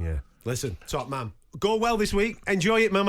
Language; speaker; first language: English; native; English